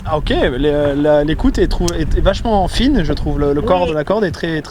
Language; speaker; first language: French; native; French